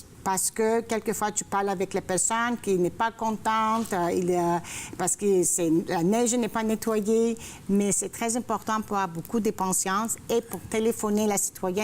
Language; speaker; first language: French; non-native, fluent; Greek